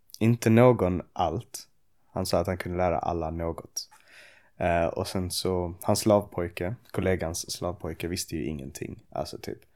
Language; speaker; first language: Swedish; native; Swedish